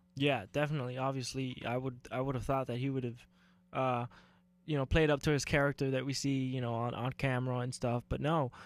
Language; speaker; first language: English; native; English